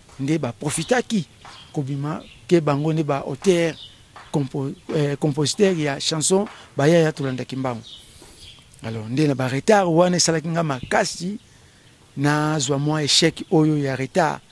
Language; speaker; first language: Lingala; non-native, local second language; Kongo